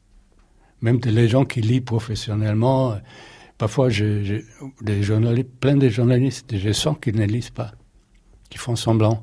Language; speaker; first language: French; non-native, fluent; German